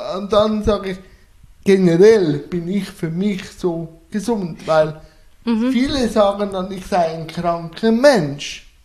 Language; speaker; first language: German; native; German